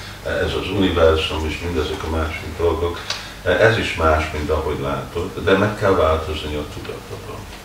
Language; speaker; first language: Hungarian; early bilingual, heritage; Hungarian